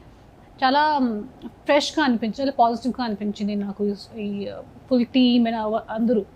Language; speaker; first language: Telugu; non-native, fluent; Hindi